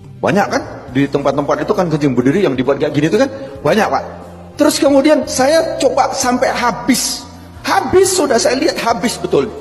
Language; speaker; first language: Indonesian; native; Indonesian